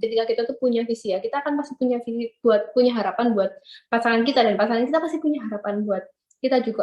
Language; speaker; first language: Indonesian; native; Indonesian